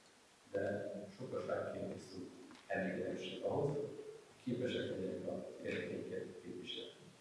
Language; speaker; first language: Hungarian; native; Hungarian